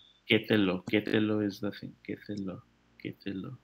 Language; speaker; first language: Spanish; non-native, learner; English